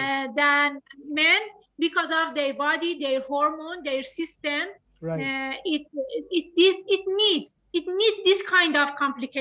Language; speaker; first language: English; non-native, learner; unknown